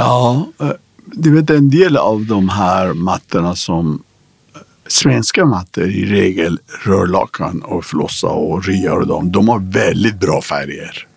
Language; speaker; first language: Swedish; non-native, fluent; Persian